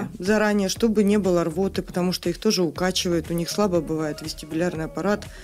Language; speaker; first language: Russian; native; Russian